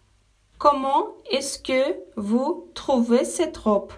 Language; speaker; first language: French; non-native, fluent; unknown